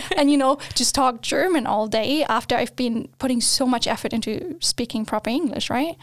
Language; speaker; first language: English; non-native, fluent; German